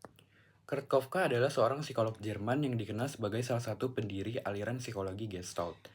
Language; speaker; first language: Indonesian; native; Indonesian